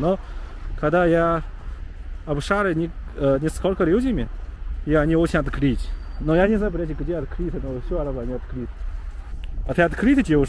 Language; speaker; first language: Russian; non-native, learner; Chinese